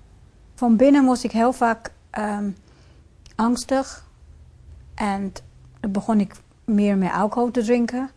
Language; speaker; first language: Dutch; non-native, fluent; English